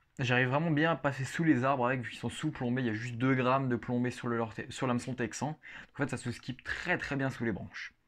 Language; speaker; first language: French; native; French